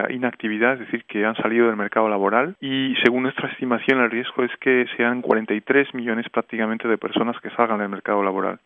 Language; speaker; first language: Spanish; native; Spanish